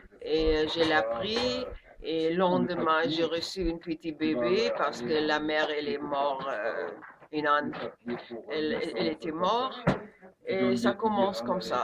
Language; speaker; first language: French; non-native, learner; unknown